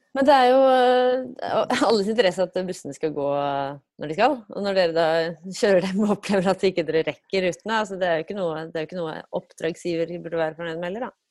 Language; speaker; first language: Norwegian; native; Norwegian